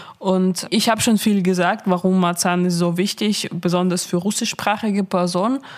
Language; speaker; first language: German; non-native, fluent; Russian